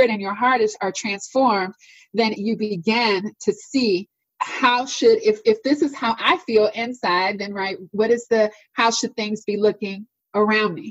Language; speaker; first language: English; native; English